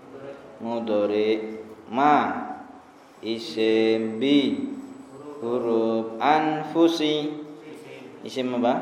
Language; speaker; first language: Arabic; non-native, learner; Indonesian